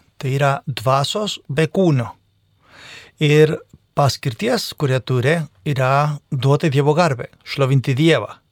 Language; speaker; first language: Lithuanian; non-native, fluent; Spanish